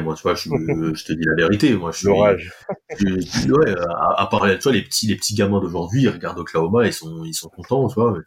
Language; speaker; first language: French; native; French